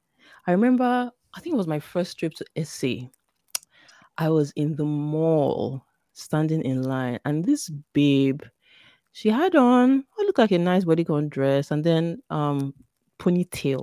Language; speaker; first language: English; non-native, local second language; Yoruba